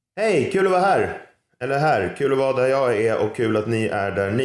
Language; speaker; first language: Swedish; native; Swedish